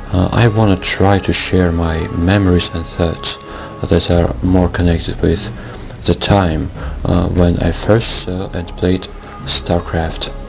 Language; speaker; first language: English; non-native, fluent; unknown